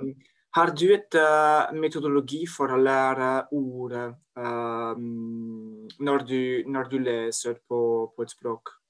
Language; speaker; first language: Norwegian; non-native, learner; French